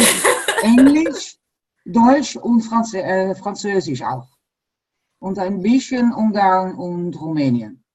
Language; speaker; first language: German; non-native, learner; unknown